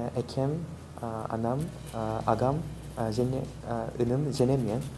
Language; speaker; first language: Kazakh; non-native, learner; Japanese